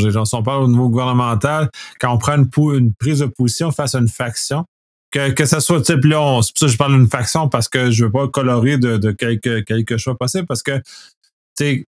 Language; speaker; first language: French; native; French